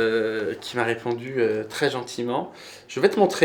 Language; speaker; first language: French; native; French